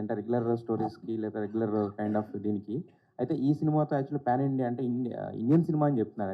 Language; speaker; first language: Telugu; native; Telugu